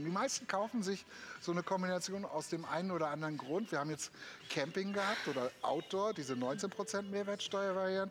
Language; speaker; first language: German; native; German